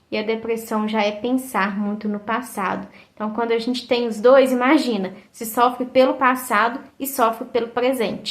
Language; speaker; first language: Portuguese; native; Portuguese